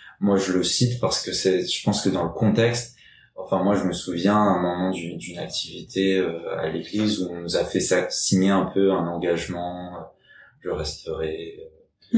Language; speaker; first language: French; native; French